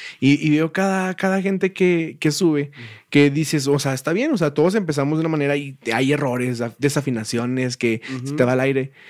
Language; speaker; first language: Spanish; native; Spanish